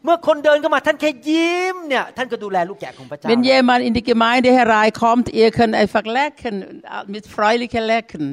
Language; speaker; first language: German; non-native, learner; Thai